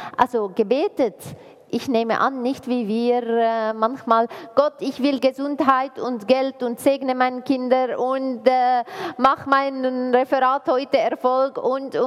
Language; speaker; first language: German; non-native, fluent; Arabic